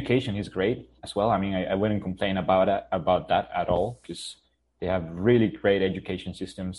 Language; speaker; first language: English; non-native, fluent; Spanish